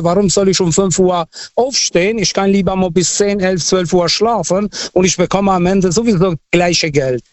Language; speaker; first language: German; non-native, fluent; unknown